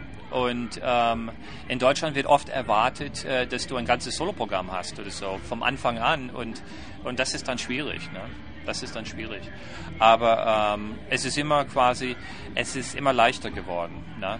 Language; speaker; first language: German; non-native, fluent; English